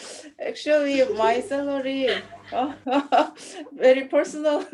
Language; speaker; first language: English; non-native, learner; Korean